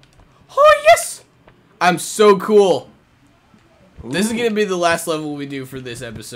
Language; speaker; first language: English; native; English